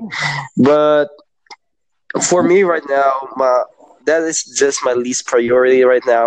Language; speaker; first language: English; non-native, local second language; Hiligaynon